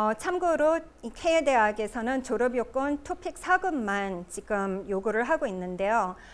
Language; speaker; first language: Korean; native; Korean